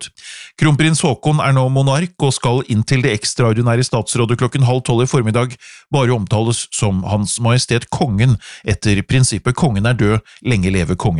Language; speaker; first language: Norwegian; native; Norwegian